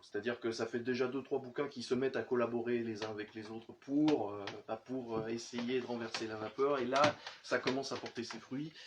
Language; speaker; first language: French; native; French